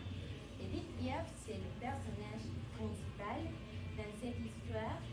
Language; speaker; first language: French; non-native, learner; Spanish